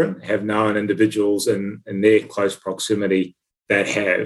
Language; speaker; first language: English; native; English